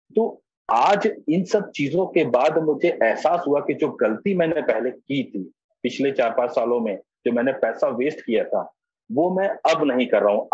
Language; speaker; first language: Hindi; native; Hindi